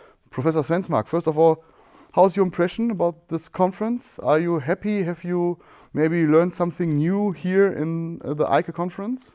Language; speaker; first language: English; non-native, fluent; German